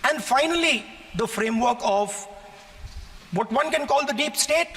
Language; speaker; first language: English; non-native, local second language; Hindi